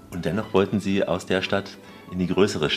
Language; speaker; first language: German; native; German